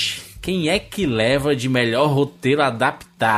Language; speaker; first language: Portuguese; native; Portuguese